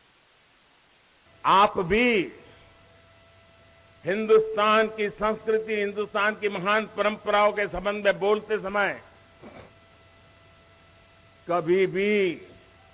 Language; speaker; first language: Hindi; non-native, local second language; Gujarati